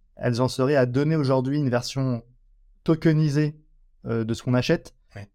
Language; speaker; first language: French; native; French